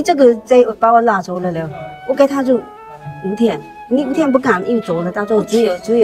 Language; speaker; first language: Chinese; native; Chinese